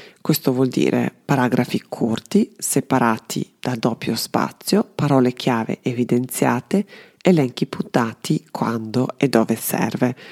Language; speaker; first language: Italian; non-native, fluent; Serbian